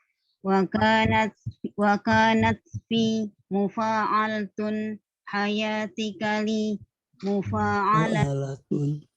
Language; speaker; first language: Arabic; non-native, learner; Indonesian